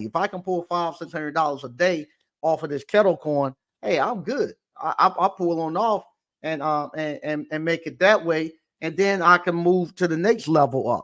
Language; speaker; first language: English; native; English